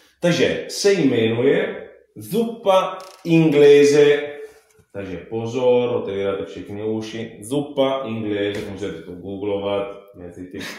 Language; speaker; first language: Czech; non-native, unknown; Italian